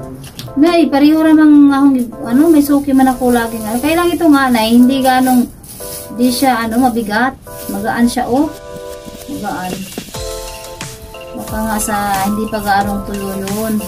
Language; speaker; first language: Filipino; non-native, local second language; Cebuano